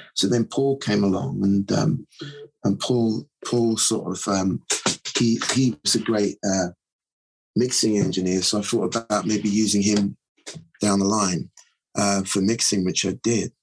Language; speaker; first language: English; native; English